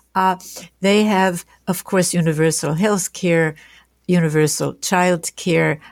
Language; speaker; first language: English; non-native, fluent; German